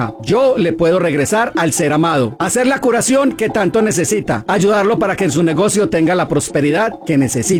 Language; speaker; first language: Spanish; native; Spanish